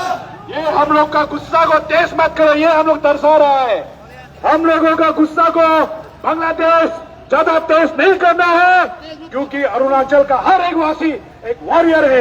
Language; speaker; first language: Hindi; non-native, local second language; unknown